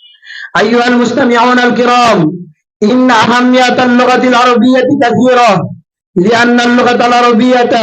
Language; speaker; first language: Arabic; non-native, learner; Bangla